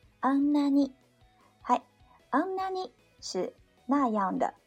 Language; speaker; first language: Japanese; non-native, fluent; Chinese